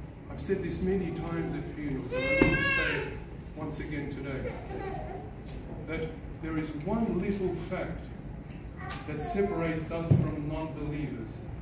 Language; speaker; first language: English; early bilingual, other home language; Russian